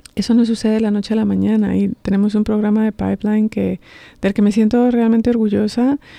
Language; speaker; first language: Spanish; native; Spanish